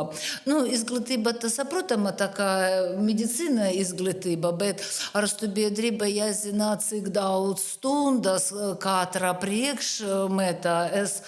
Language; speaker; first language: Latvian; non-native, learner; Russian